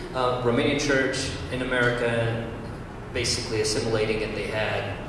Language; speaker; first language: English; early bilingual, other home language; Romanian